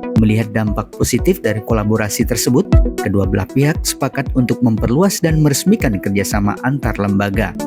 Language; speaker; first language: Indonesian; native; Indonesian